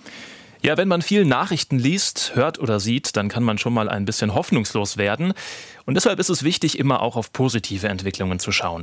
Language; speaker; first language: German; native; German